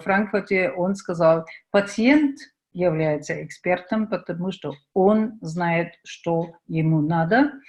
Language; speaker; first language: Russian; non-native, fluent; German